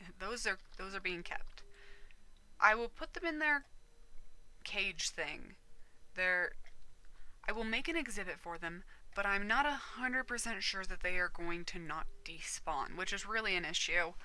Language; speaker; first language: English; native; English